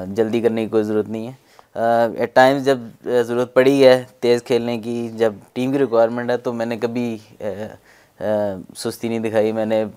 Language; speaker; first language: Urdu; non-native, local second language; Punjabi